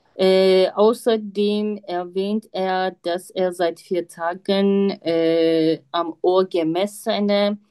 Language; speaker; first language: German; non-native, learner; Turkish